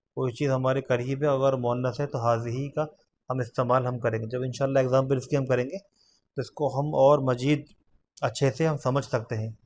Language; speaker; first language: Urdu; native; Urdu